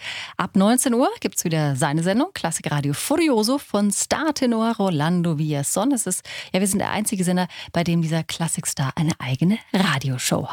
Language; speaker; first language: German; native; German